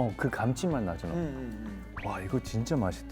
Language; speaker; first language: Korean; early bilingual, heritage; English